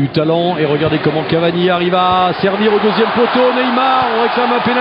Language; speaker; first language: French; native; French